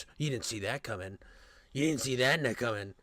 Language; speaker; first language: English; native; English